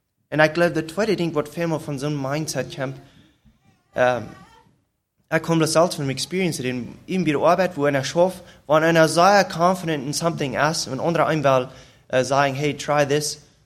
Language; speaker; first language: German; native; German